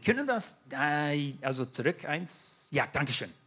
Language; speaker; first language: German; non-native, fluent; English